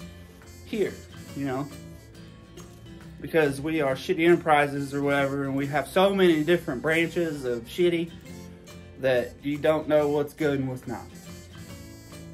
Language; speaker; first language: English; native; English